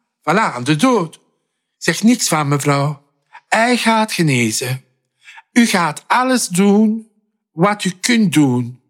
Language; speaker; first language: Dutch; non-native, fluent; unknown